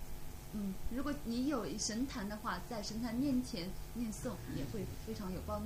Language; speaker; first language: Chinese; native; Chinese